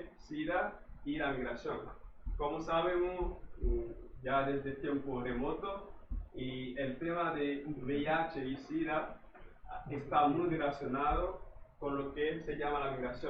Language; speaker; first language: Spanish; non-native, fluent; Haitian Creole